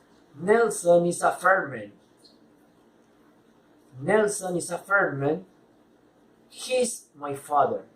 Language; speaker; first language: English; non-native, fluent; Spanish